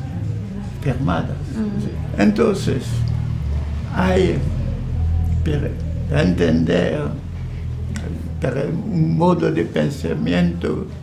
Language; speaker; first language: Spanish; non-native, fluent; French